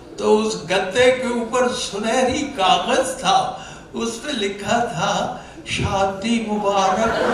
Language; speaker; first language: Urdu; non-native, local second language; Punjabi